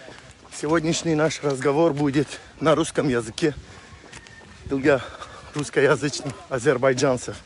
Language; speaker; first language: Russian; non-native, local second language; Azerbaijani